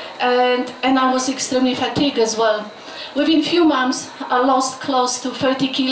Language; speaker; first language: English; non-native, fluent; Polish